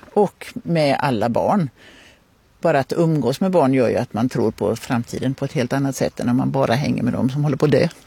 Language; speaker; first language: Swedish; native; Swedish